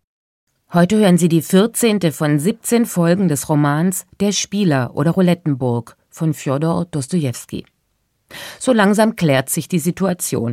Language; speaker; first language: German; native; German